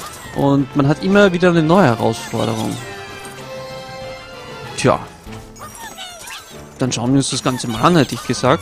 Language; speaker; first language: German; native; German